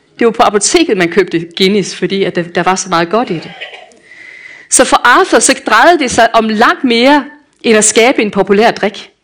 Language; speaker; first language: Danish; native; Danish